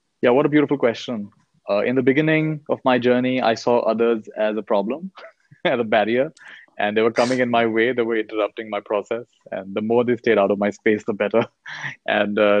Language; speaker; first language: English; non-native, local second language; Hindi